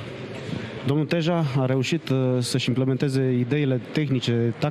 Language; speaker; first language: Romanian; native; Romanian